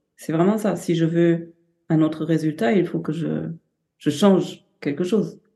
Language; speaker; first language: French; non-native, fluent; German